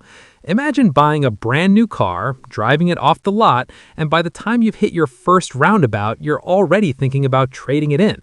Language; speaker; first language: English; native; English